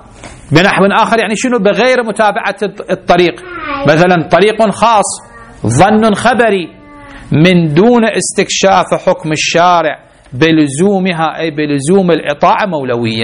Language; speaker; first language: Arabic; native; Arabic